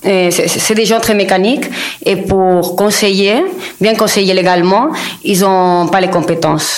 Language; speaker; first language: French; non-native, local second language; Spanish